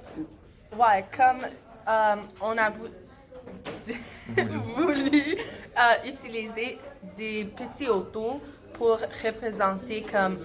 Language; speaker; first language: French; non-native, local second language; English